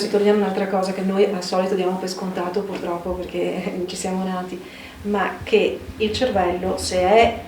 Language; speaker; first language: Italian; native; Italian